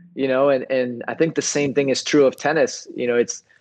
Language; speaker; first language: English; native; English